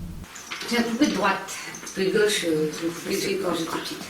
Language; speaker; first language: French; native; French